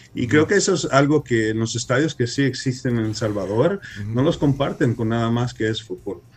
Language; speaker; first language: Spanish; early bilingual, heritage; Spanish